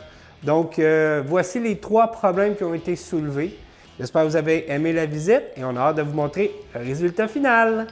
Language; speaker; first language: French; native; French